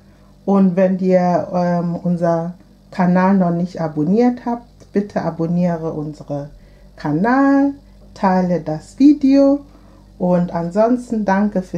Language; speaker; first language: German; non-native, fluent; Akan